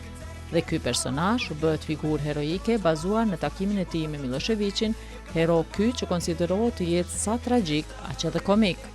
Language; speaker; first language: Albanian; native; Albanian